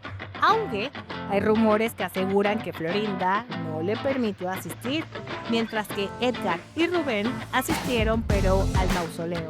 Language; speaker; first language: Spanish; native; Spanish